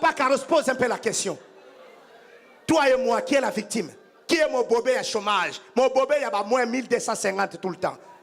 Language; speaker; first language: French; non-native, local second language; Lingala